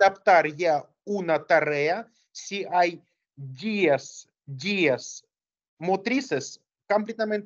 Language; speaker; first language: Spanish; non-native, learner; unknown